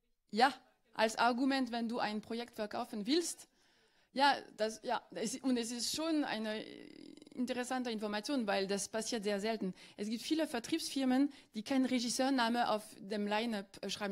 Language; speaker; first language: German; non-native, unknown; French